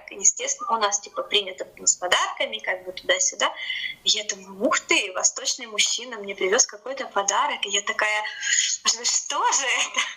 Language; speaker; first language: Russian; native; Russian